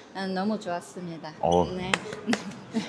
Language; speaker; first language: Korean; non-native, fluent; Vietnamese